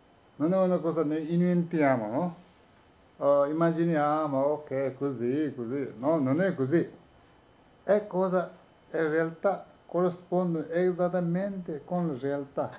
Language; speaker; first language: Italian; non-native, learner; Tibetan